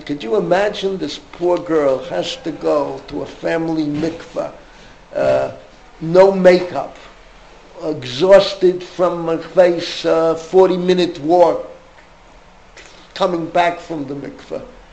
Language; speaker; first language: English; native; English